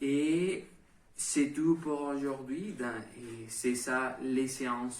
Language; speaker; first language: French; non-native, learner; Spanish